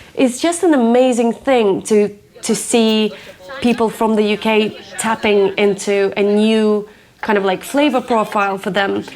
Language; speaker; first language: English; non-native, fluent; Ukrainian